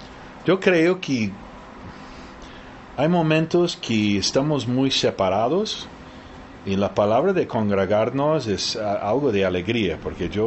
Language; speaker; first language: Spanish; early bilingual, heritage; Spanish